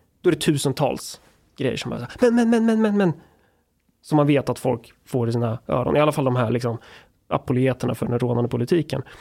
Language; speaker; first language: Swedish; native; Swedish